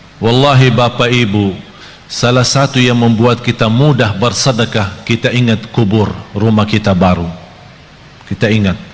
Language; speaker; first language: Malay; non-native, fluent; Arabic